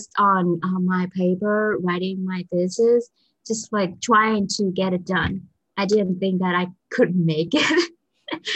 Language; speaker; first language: English; non-native, fluent; Vietnamese